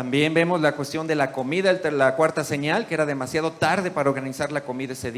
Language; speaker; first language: Spanish; native; Spanish